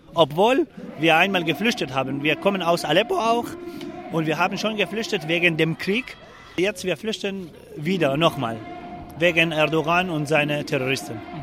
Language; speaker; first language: German; non-native, learner; Kurdish